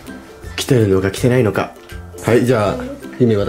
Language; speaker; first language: Japanese; native; Japanese